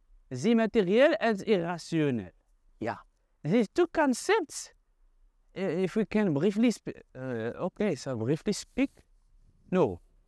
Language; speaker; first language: English; non-native, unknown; Arabic